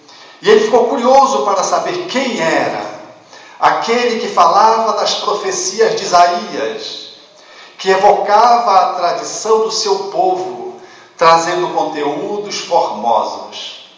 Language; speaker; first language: Portuguese; native; Portuguese